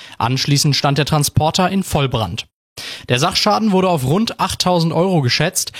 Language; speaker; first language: German; native; German